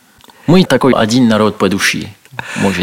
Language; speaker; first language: Russian; non-native, learner; French